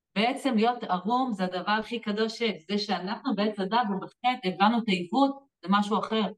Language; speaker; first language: Hebrew; native; Hebrew